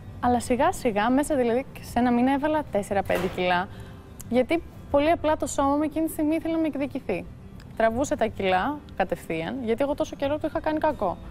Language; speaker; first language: Greek; early bilingual, heritage; Greek